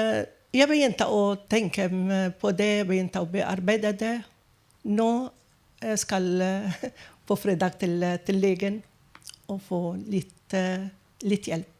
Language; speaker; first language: Norwegian; non-native, fluent; Arabic